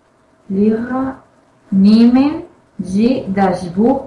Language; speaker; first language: German; non-native, learner; Spanish